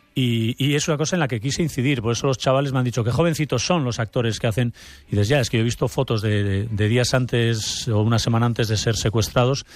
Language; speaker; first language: Spanish; native; Spanish